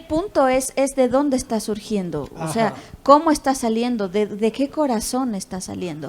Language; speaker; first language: Spanish; native; Spanish